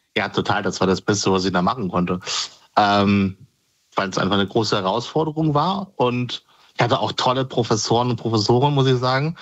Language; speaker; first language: German; native; German